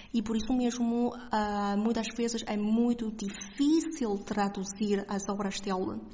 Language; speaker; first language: Portuguese; non-native, fluent; Chinese